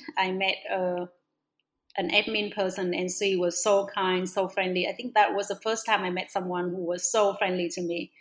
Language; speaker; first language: English; non-native, fluent; Vietnamese